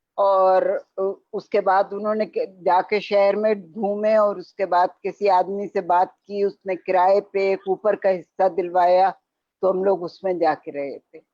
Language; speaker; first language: Urdu; native; Urdu